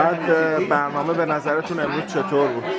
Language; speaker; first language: Persian; native; Persian